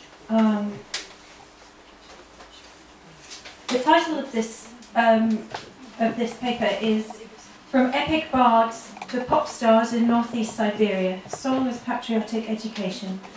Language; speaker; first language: English; native; English